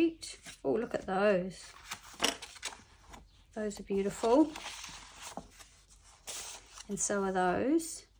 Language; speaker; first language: English; native; English